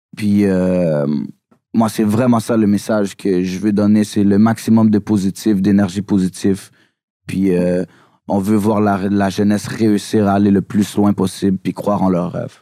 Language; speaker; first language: French; native; French